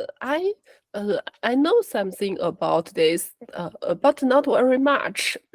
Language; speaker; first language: English; non-native, learner; Chinese